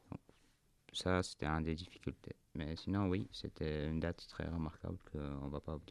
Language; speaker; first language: French; non-native, fluent; Armenian